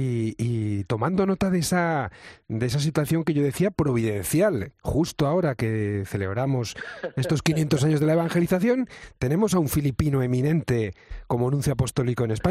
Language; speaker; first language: Spanish; native; Spanish